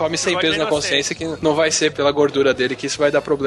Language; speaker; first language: Portuguese; native; Portuguese